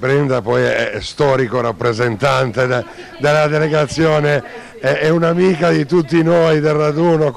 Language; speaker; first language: Italian; native; Italian